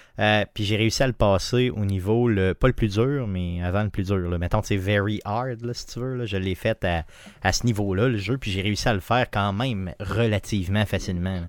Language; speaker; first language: French; native; French